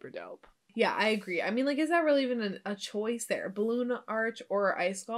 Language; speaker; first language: English; native; English